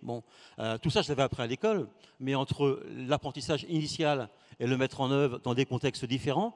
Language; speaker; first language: French; native; French